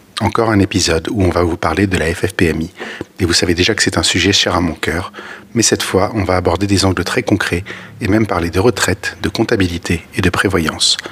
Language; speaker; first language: French; native; French